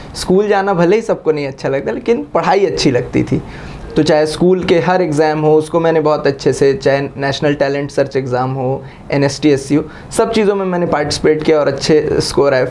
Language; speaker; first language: Hindi; native; Hindi